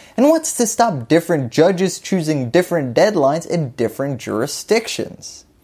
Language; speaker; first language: English; native; English